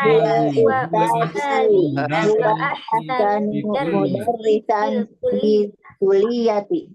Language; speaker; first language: Arabic; non-native, learner; Indonesian